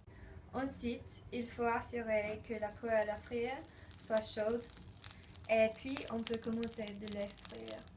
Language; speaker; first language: French; non-native, learner; English